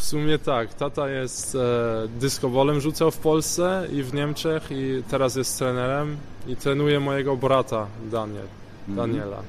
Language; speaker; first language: Polish; early bilingual, heritage; Polish